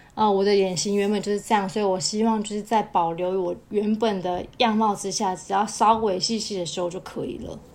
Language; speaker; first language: Chinese; native; Chinese